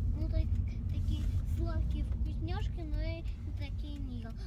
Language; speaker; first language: Russian; early bilingual, heritage; Russian